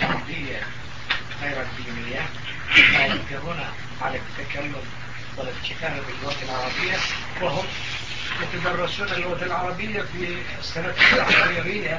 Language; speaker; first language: Arabic; non-native, fluent; Turkish